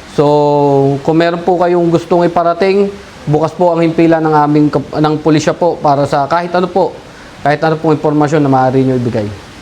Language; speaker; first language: Filipino; native; Filipino